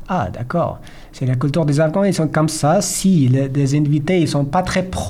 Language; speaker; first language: French; non-native, learner; Persian